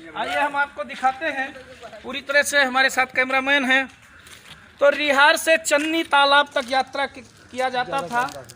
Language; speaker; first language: Hindi; native; Hindi